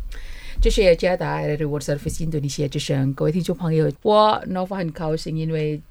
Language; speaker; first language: Chinese; non-native, fluent; Indonesian